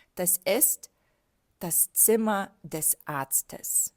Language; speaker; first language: German; non-native, fluent; Ukrainian